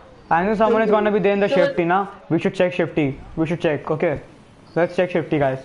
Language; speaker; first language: English; non-native, local second language; Hindi